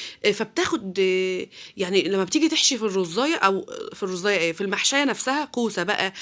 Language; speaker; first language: Arabic; native; Arabic